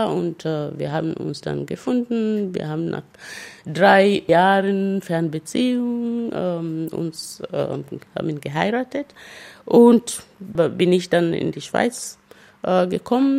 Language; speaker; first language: German; non-native, fluent; Luyia